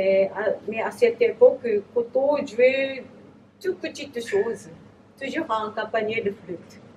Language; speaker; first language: French; non-native, learner; Japanese